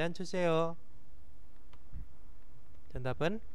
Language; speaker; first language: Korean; non-native, fluent; Indonesian